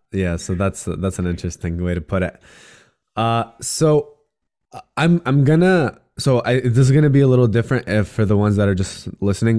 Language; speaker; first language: English; native; English